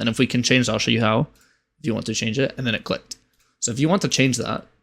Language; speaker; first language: English; native; English